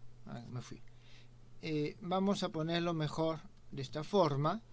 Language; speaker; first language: Spanish; native; Spanish